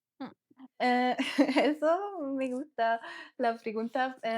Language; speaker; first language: Spanish; non-native, learner; German